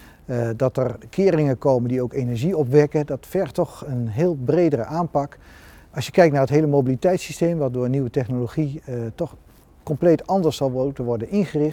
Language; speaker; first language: Dutch; native; Dutch